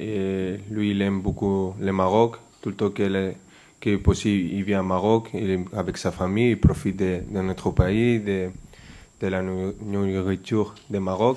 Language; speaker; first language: French; non-native, fluent; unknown